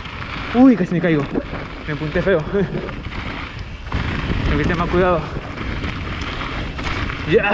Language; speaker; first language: Spanish; native; Spanish